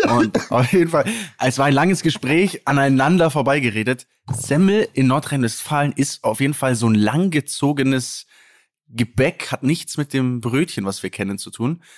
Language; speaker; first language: German; native; German